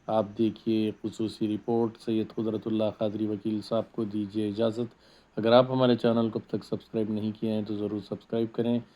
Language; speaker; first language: Urdu; native; Urdu